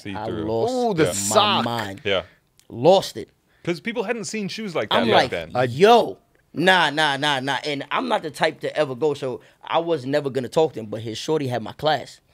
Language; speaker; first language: English; native; English